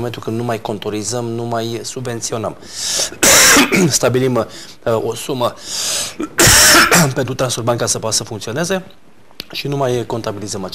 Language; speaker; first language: Romanian; native; Romanian